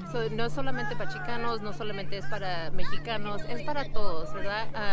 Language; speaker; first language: Spanish; early bilingual, heritage; Spanish